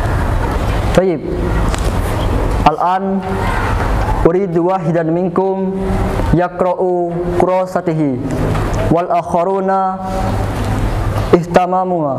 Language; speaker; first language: Arabic; non-native, learner; Indonesian